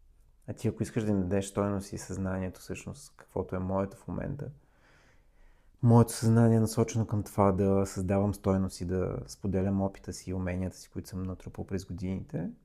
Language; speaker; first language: Bulgarian; native; Bulgarian